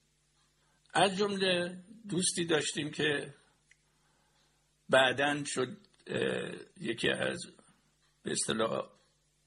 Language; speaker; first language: Persian; native; Persian